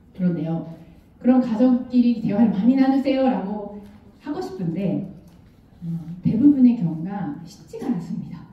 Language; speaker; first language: Korean; non-native, fluent; Japanese